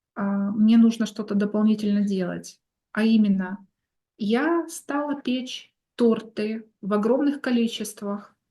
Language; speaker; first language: Russian; non-native, local second language; Ukrainian